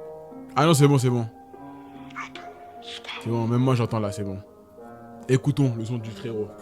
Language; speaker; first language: French; native; French